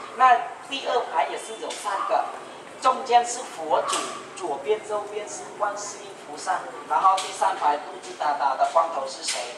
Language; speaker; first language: Chinese; non-native, fluent; Vietnamese